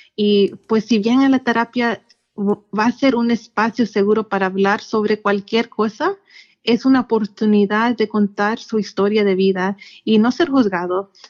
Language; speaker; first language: Spanish; early bilingual, heritage; Spanish